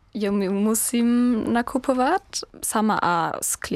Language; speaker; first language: Czech; non-native, learner; German